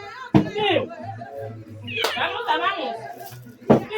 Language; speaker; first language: Portuguese; non-native, learner; Haitian Creole